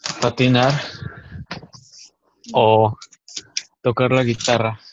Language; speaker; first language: Spanish; early bilingual, other home language; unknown